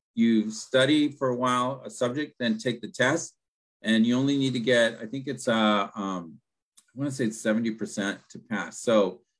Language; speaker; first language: English; early bilingual, other home language; Spanish